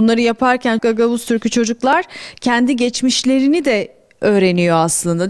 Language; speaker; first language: Turkish; native; Turkish